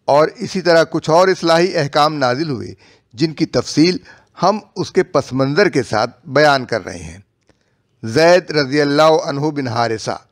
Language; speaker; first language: Urdu; native; Urdu